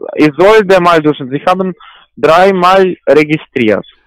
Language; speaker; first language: German; non-native, learner; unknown